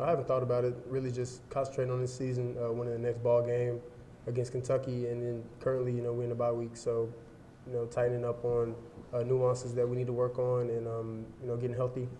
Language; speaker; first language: English; native; English